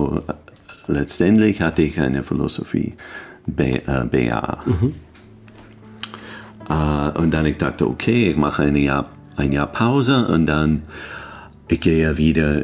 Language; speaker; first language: German; non-native, learner; English